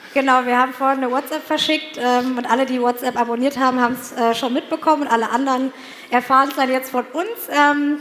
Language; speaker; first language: German; native; German